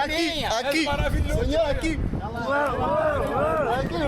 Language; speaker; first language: Portuguese; non-native, learner; French